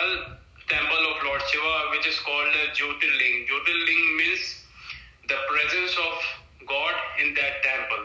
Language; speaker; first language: English; non-native, local second language; Hindi